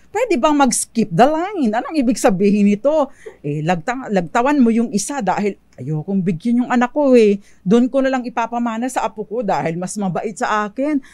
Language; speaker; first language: Filipino; native; Filipino